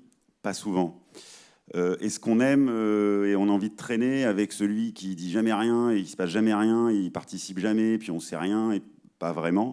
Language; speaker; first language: French; native; French